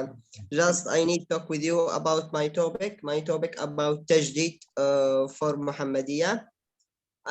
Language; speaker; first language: English; non-native, learner; Arabic